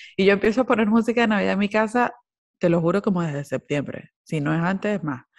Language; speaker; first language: Spanish; native; Spanish